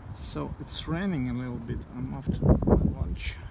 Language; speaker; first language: English; non-native, fluent; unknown